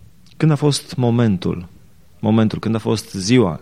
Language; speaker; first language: Romanian; native; Romanian